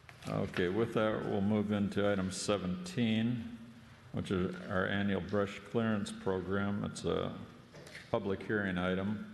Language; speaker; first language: English; native; English